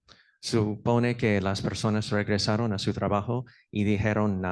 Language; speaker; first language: Spanish; non-native, fluent; English